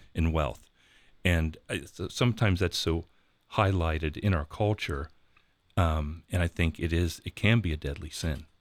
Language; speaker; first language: English; native; English